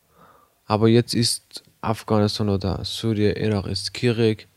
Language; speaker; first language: German; non-native, learner; Persian